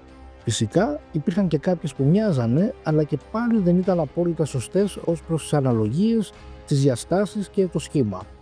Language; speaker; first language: Greek; native; Greek